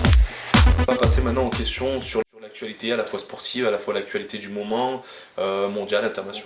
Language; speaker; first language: French; native; French